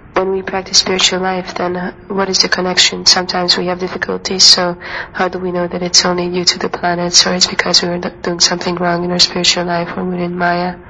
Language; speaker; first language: English; non-native, fluent; Hungarian